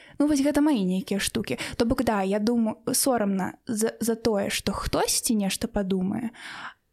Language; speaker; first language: Belarusian; non-native, local second language; Russian